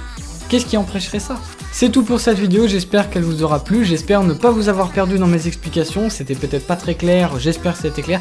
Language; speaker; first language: French; native; French